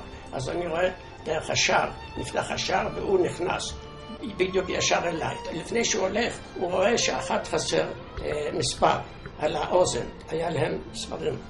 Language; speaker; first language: Hebrew; non-native, fluent; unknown